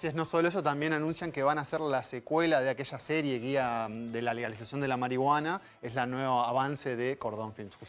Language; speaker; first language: Spanish; native; Spanish